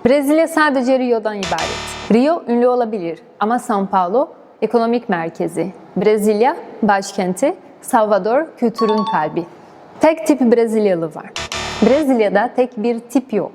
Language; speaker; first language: Turkish; non-native, fluent; Portuguese